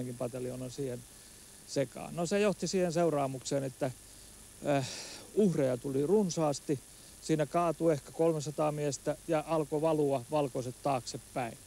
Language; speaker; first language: Finnish; native; Finnish